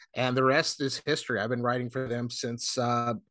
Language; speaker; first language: English; native; English